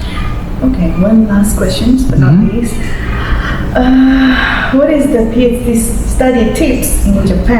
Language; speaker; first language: English; non-native, fluent; Indonesian